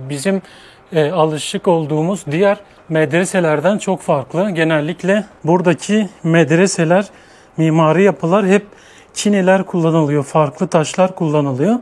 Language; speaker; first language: Turkish; native; Turkish